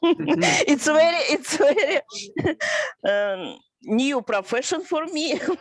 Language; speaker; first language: English; non-native, learner; Russian